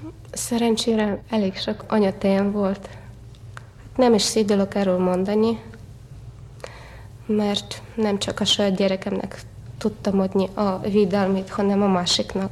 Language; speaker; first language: Hungarian; non-native, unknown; Russian